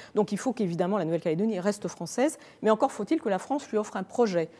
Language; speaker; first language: French; native; French